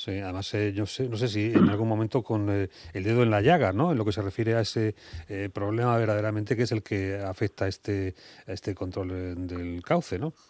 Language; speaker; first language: Spanish; native; Spanish